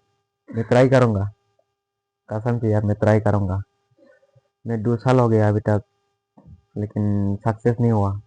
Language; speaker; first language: Hindi; non-native, local second language; Kok Borok